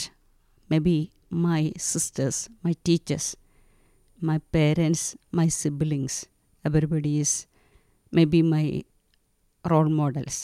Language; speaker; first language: English; non-native, local second language; Malayalam